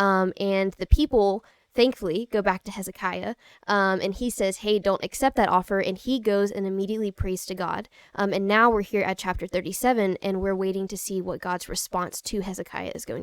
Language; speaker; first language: English; native; English